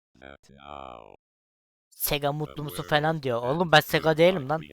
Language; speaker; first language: Turkish; native; Turkish